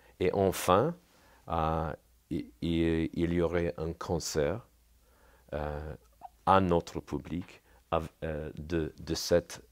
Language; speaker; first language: French; non-native, learner; English